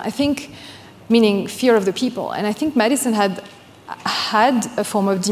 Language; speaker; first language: English; non-native, fluent; French